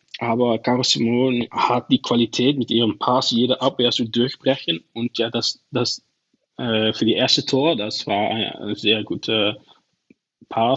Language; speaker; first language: German; non-native, learner; Dutch